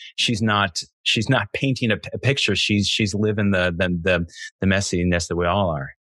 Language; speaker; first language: English; native; English